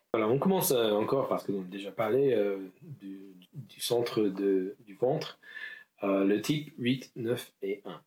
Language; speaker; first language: French; non-native, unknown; English